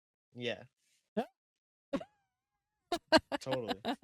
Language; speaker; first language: English; native; English